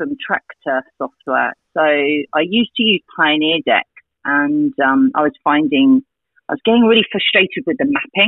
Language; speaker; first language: English; native; English